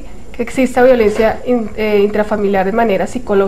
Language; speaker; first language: Spanish; native; Spanish